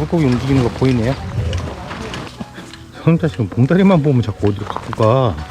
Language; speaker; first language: Korean; native; Korean